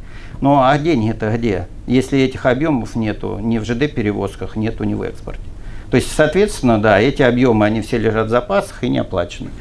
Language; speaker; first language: Russian; native; Russian